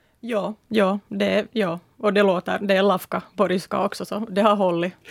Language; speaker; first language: Swedish; early bilingual, other home language; Russian